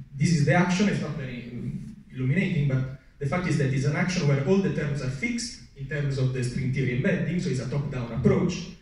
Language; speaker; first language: English; non-native, fluent; Italian